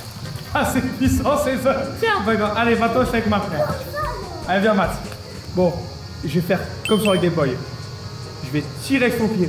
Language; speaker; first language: French; native; French